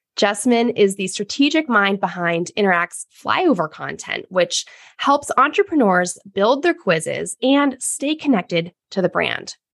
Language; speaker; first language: English; native; English